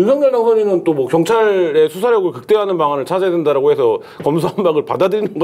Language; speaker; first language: Korean; native; Korean